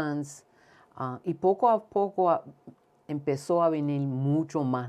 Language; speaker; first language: Spanish; early bilingual, heritage; Spanish